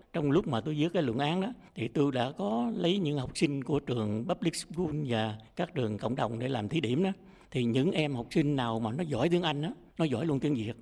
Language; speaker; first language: Vietnamese; native; Vietnamese